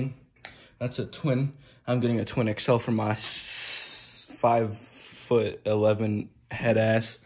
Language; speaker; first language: English; native; English